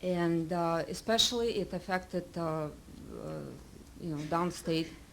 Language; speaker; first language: English; non-native, fluent; Russian